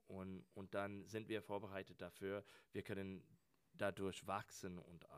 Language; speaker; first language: German; non-native, learner; English